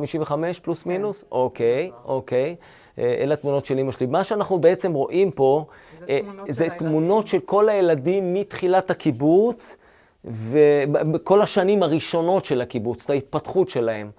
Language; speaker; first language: Hebrew; native; Hebrew